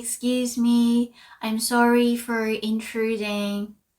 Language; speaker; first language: English; non-native, fluent; Korean